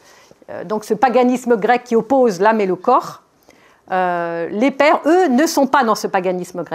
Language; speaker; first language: French; native; French